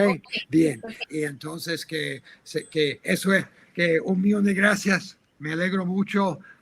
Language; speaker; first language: Spanish; non-native, fluent; English